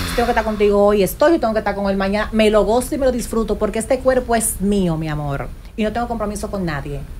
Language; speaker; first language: Spanish; native; Spanish